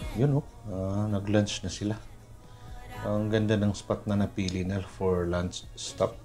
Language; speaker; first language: Filipino; non-native, local second language; Cebuano